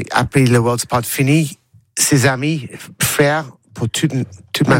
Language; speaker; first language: French; non-native, learner; English